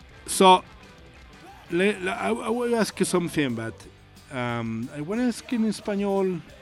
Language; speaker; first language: English; non-native, learner; Spanish